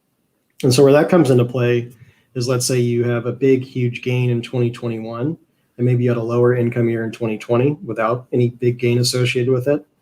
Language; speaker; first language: English; native; English